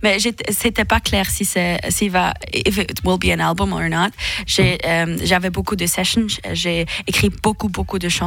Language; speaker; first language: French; non-native, local second language; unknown